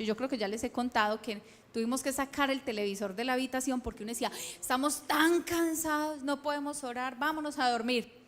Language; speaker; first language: Spanish; native; Spanish